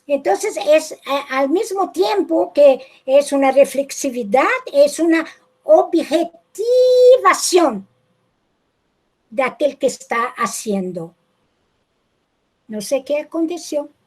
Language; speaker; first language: Spanish; non-native, fluent; Portuguese